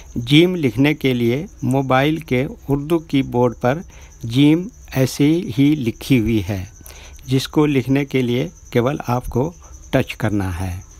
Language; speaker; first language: Hindi; native; Hindi